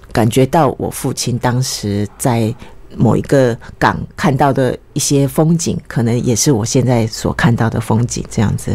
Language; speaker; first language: Chinese; early bilingual, other home language; Japanese